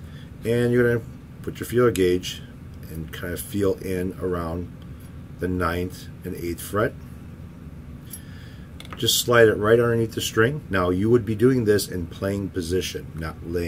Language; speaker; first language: English; native; English